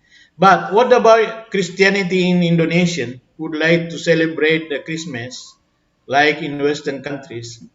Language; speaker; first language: English; non-native, fluent; Indonesian